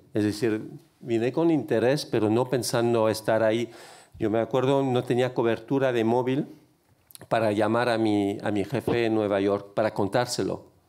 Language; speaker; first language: Spanish; non-native, fluent; French